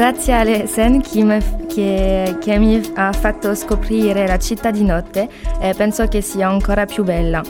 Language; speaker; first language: Italian; non-native, learner; French